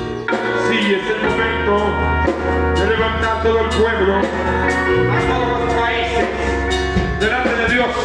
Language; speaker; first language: Spanish; non-native, fluent; Haitian Creole